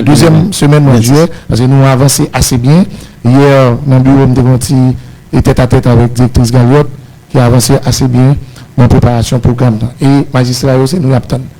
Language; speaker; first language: Haitian Creole; native; Haitian Creole